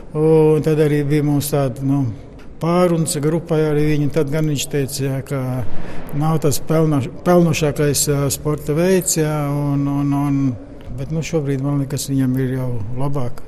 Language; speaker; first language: Latvian; native; Latvian